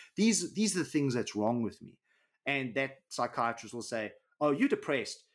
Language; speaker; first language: English; native; English